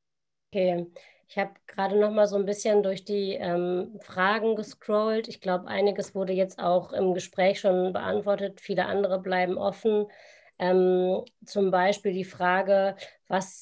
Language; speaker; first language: German; native; German